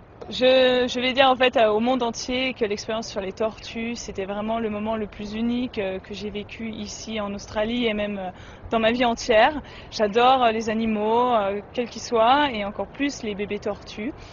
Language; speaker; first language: French; native; French